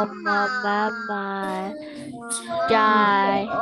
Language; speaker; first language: Chinese; non-native, learner; Burmese